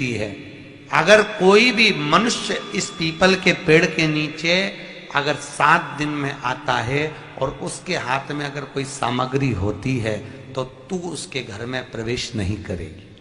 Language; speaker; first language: Hindi; native; Hindi